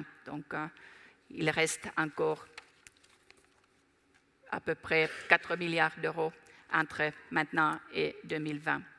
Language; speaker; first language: French; non-native, fluent; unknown